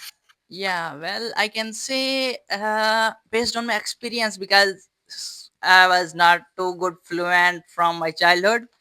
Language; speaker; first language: English; non-native, fluent; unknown